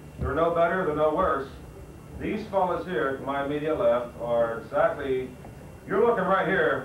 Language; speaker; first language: English; native; English